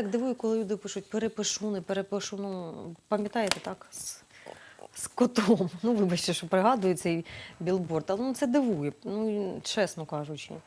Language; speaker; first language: Ukrainian; native; Ukrainian